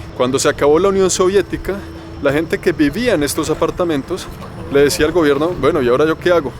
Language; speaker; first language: Spanish; native; Spanish